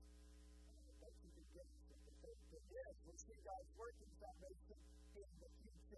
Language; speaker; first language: English; native; English